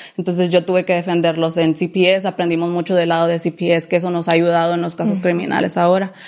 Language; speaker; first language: Spanish; early bilingual, heritage; English